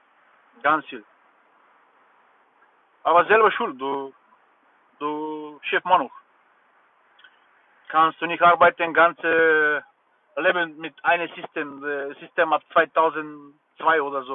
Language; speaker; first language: German; non-native, learner; Bulgarian